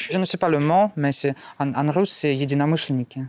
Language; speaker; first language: French; non-native, learner; Russian